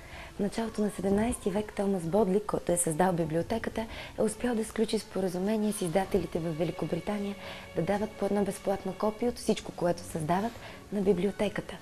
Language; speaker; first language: Bulgarian; native; Bulgarian